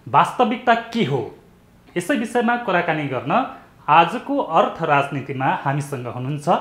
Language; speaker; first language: Nepali; native; Nepali